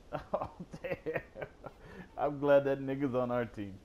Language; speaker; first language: English; native; English